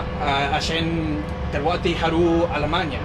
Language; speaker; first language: Arabic; non-native, learner; English